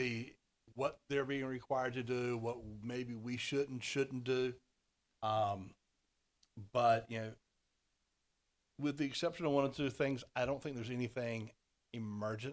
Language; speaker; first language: English; native; English